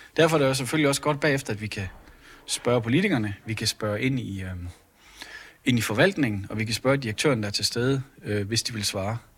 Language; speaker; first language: Danish; native; Danish